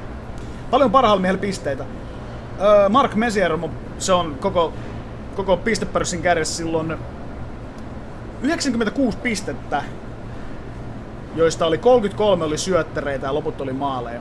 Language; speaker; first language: Finnish; native; Finnish